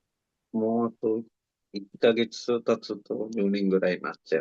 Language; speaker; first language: Japanese; non-native, fluent; Sinhala